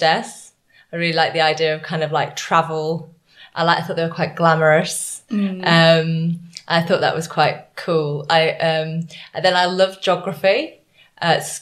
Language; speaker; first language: English; native; English